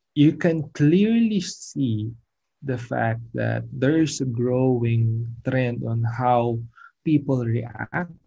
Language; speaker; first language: English; non-native, local second language; Filipino